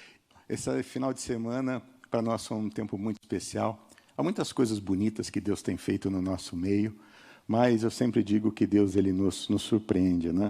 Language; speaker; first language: Portuguese; native; Portuguese